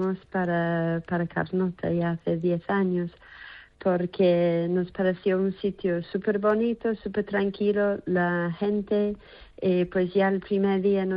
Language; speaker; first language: Spanish; non-native, fluent; English